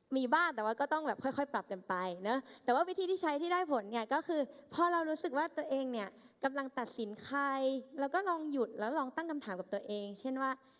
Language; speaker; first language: Thai; native; Thai